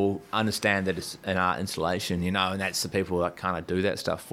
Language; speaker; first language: English; native; English